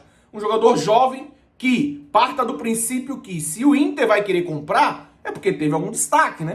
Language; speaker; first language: Portuguese; native; Portuguese